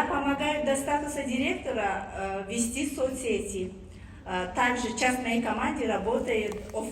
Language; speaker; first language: Russian; non-native, fluent; Tajik